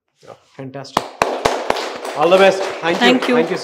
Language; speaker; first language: Telugu; native; Telugu